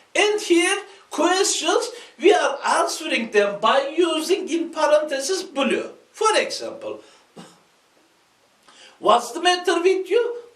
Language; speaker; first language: English; non-native, fluent; Turkish